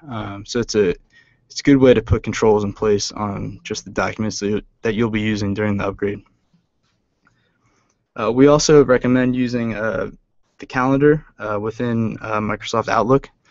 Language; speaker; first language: English; native; English